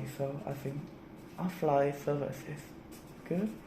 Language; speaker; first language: English; non-native, learner; Vietnamese